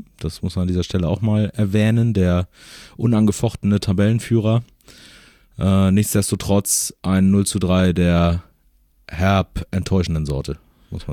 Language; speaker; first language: German; native; German